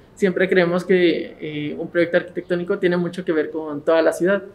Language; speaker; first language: Spanish; native; Spanish